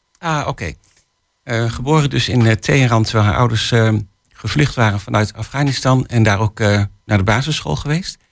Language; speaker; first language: Dutch; native; Dutch